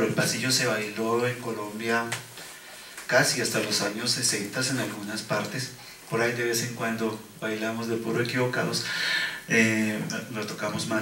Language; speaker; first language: Spanish; native; Spanish